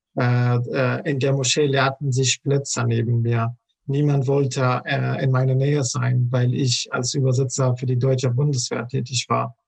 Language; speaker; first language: German; non-native, fluent; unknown